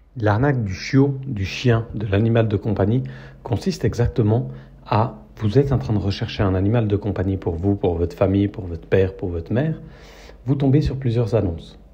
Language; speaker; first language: French; native; French